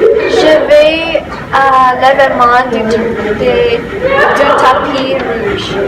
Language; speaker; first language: French; non-native, learner; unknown